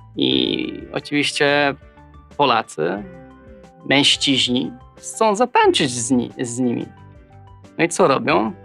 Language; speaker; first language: Polish; non-native, fluent; Hungarian